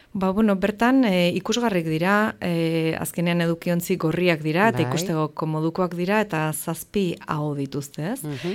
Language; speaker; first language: Basque; native; Basque